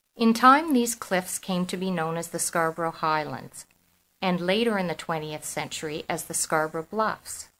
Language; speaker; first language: English; native; English